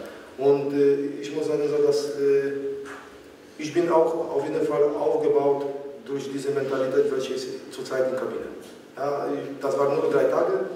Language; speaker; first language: German; non-native, learner; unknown